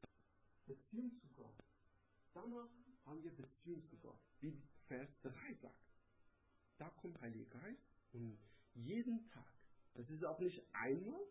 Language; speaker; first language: German; non-native, learner; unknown